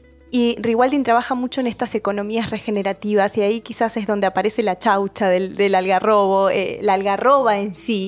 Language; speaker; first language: Spanish; native; Spanish